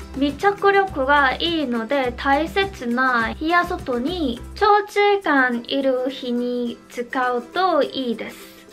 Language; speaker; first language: Japanese; non-native, fluent; Korean